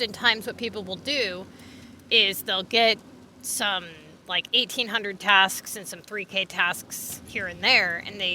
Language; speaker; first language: English; native; English